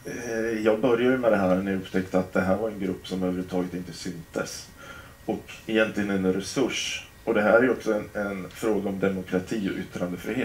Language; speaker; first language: Swedish; native; Swedish